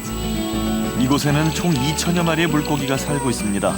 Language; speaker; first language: Korean; native; Korean